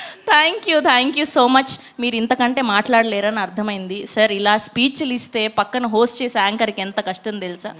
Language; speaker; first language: Telugu; native; Telugu